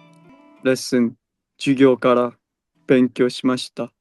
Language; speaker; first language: Japanese; non-native, learner; Korean